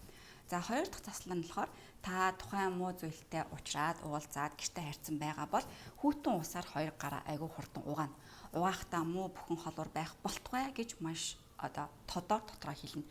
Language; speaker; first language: Mongolian; native; Mongolian